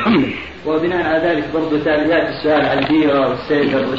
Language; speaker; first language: Arabic; native; Arabic